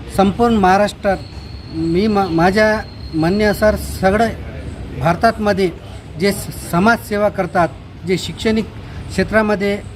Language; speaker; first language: Marathi; non-native, local second language; Urdu